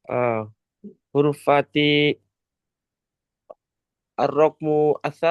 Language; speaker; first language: Arabic; non-native, learner; Indonesian